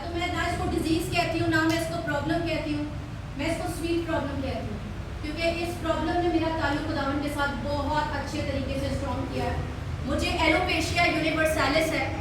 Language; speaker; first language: Urdu; native; Urdu